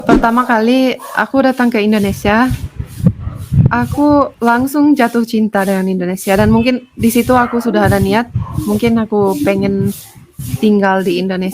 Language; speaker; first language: Indonesian; non-native, fluent; Finnish